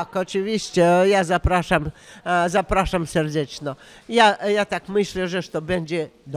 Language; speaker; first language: Polish; non-native, learner; Russian